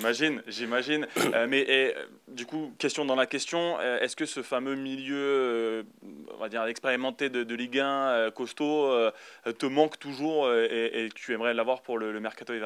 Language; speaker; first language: French; native; French